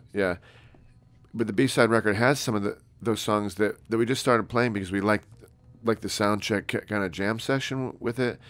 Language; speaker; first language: English; native; English